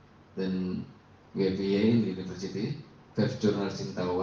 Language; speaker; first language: English; non-native, learner; Indonesian